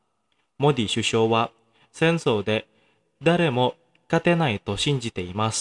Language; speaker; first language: Japanese; non-native, fluent; Indonesian